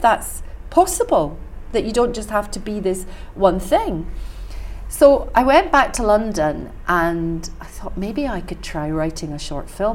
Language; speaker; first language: English; native; English